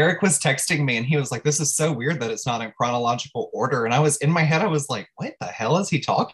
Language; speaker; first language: English; native; English